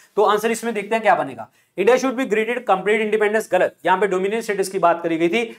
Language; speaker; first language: Hindi; non-native, local second language; Punjabi